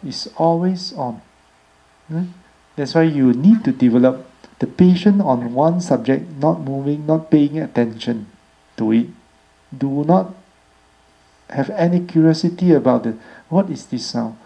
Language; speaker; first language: English; non-native, local second language; Chinese